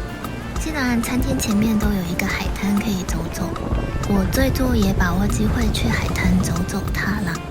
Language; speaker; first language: Chinese; native; Chinese